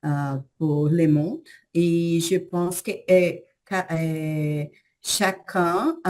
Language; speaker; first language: French; non-native, learner; Portuguese